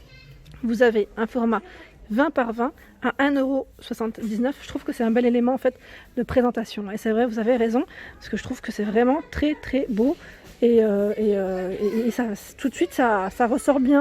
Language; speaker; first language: French; native; French